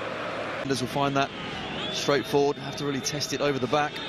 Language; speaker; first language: English; native; English